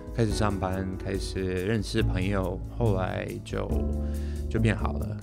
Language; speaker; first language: Chinese; non-native, fluent; English